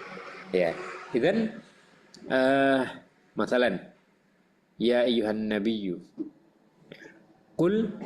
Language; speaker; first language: Arabic; non-native, fluent; Indonesian